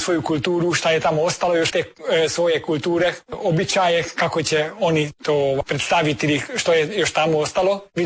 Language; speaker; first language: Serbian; early bilingual, heritage; Serbian